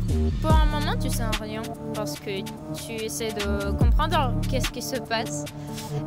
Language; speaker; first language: French; non-native, fluent; Ukrainian